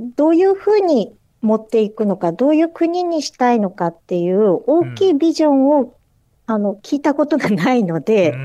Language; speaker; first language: Japanese; native; Japanese